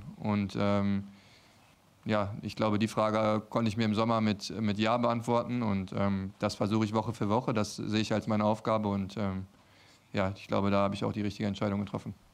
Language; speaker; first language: German; native; German